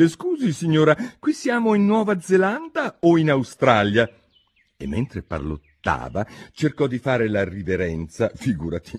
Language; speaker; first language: Italian; native; Italian